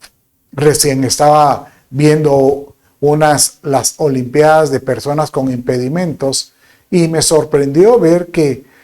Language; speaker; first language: Spanish; native; Spanish